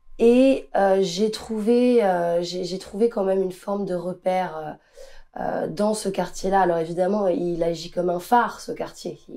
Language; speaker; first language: French; native; French